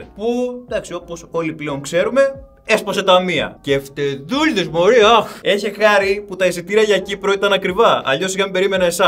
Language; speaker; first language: Greek; native; Greek